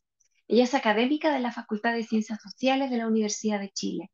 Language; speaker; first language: Spanish; native; Spanish